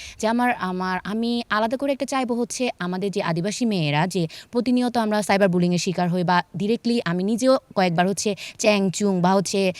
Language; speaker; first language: Bangla; non-native, local second language; Chakma